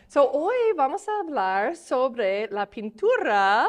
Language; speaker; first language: Spanish; non-native, fluent; English